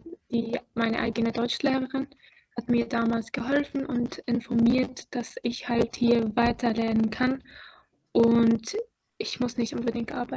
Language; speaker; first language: German; non-native, fluent; Arabic